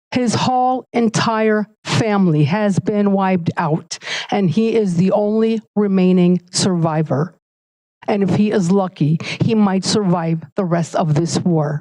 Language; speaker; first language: English; early bilingual, other home language; Arabic